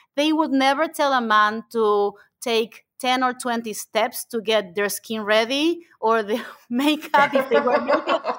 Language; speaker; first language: English; non-native, fluent; Spanish